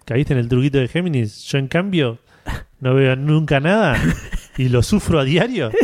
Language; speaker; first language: Spanish; native; Spanish